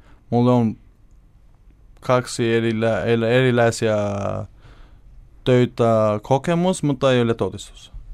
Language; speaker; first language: Finnish; non-native, learner; Albanian